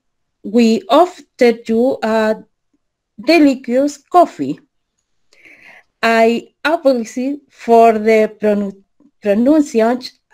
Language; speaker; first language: English; non-native, learner; Spanish